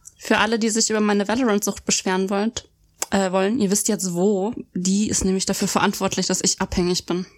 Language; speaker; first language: German; native; German